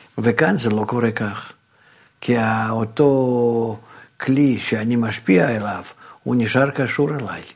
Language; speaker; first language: Hebrew; non-native, fluent; Russian